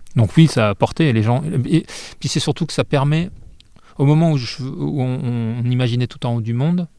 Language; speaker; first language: French; native; French